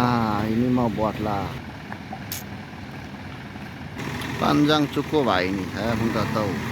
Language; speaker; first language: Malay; non-native, learner; Bangla